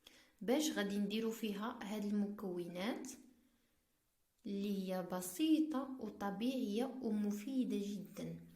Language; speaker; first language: Arabic; native; Arabic